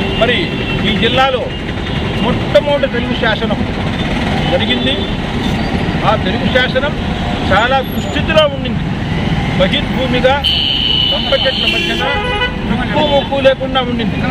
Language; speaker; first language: Telugu; native; Telugu